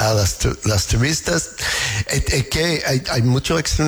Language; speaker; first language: Spanish; non-native, learner; English